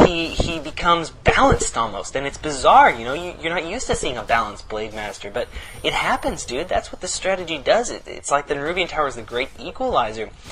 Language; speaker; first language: English; native; English